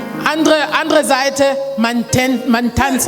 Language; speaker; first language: German; non-native, learner; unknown